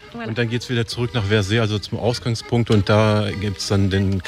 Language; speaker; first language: German; native; German